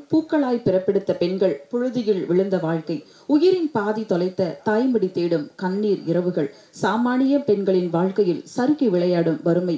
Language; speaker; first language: Tamil; native; Tamil